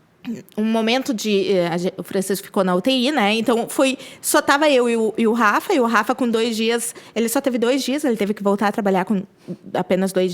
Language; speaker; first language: Portuguese; native; Portuguese